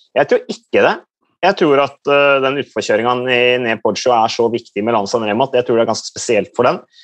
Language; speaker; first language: Norwegian; native; Norwegian